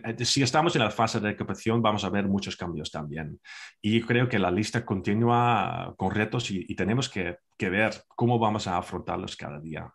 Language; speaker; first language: Spanish; non-native, fluent; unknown